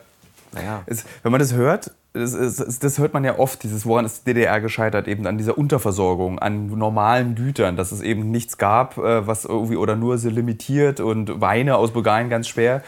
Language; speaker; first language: German; native; German